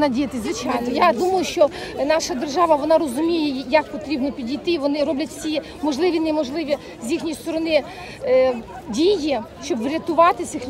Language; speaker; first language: Ukrainian; native; Ukrainian